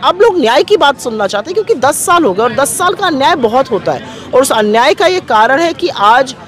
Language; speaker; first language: Hindi; native; Hindi